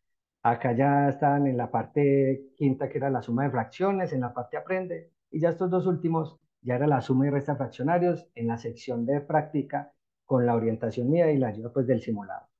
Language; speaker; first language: Spanish; native; Spanish